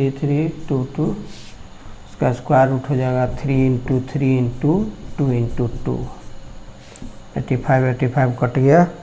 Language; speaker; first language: Hindi; native; Hindi